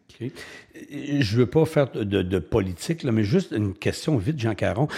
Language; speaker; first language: French; native; French